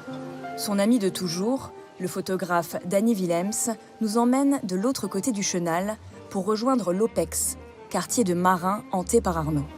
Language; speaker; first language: French; native; French